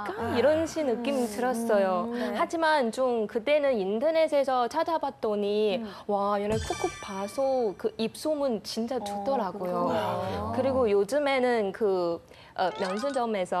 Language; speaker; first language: Korean; non-native, fluent; Chinese